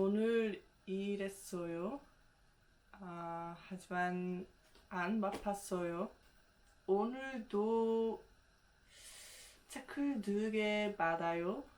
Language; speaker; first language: Korean; non-native, learner; English